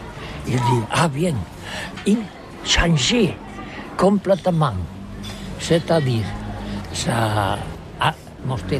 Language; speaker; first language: French; non-native, learner; Catalan